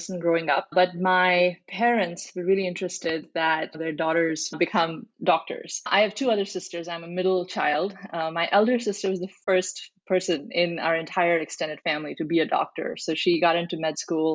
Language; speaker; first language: English; non-native, local second language; Hindi